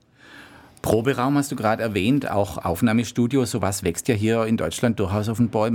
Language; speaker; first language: German; native; German